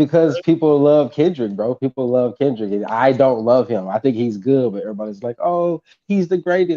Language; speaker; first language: English; native; English